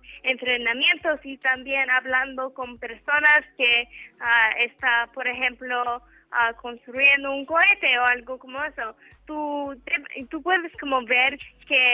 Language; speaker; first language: Spanish; non-native, learner; English